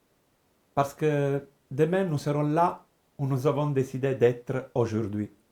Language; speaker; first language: French; non-native, fluent; Italian